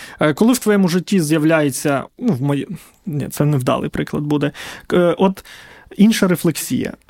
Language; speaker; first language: Ukrainian; non-native, local second language; Russian